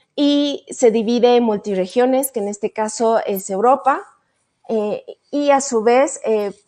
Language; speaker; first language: Spanish; native; Spanish